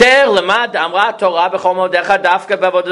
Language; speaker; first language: Hebrew; non-native, fluent; English